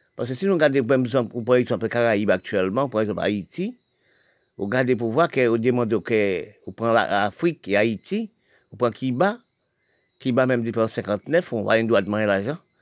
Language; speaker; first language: French; non-native, local second language; Haitian Creole